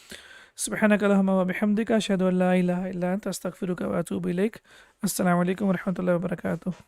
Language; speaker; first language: Arabic; non-native, fluent; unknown